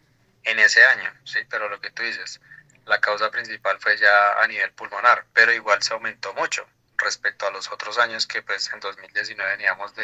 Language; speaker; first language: Spanish; native; Spanish